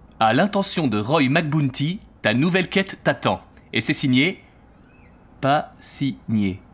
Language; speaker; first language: French; native; French